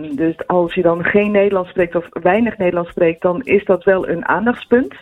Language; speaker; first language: Dutch; native; Dutch